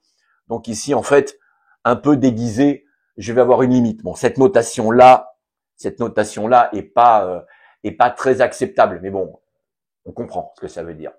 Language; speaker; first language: French; native; French